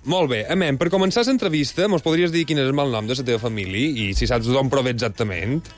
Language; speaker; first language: Catalan; native; Catalan